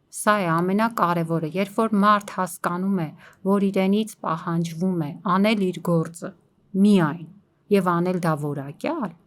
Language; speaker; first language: Armenian; native; Armenian